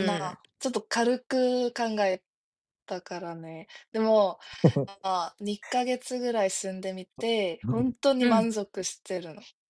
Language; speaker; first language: Japanese; non-native, fluent; Korean